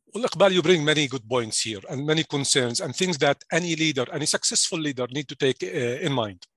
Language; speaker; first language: English; non-native, fluent; Arabic